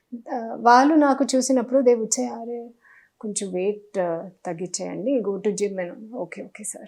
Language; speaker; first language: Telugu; non-native, local second language; Hindi